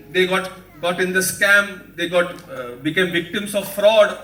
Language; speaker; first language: English; non-native, local second language; Marathi